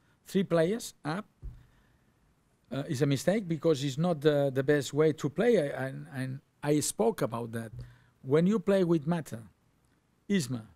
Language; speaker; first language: English; non-native, learner; Catalan